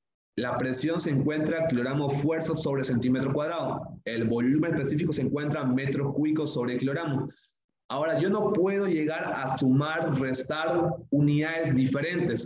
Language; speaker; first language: Spanish; native; Spanish